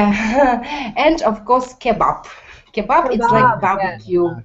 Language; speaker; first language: English; non-native, learner; Russian